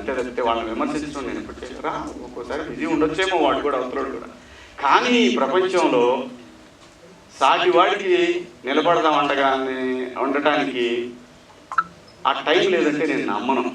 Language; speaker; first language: Telugu; native; Telugu